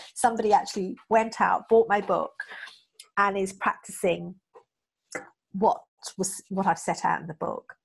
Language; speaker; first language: English; native; English